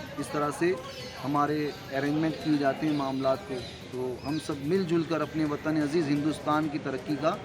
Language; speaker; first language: Urdu; native; Urdu